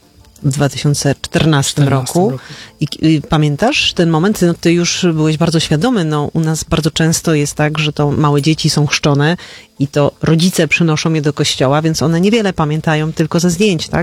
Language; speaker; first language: Polish; native; Polish